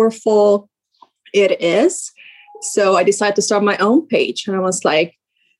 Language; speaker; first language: English; native; English